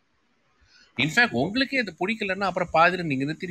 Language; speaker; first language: Tamil; native; Tamil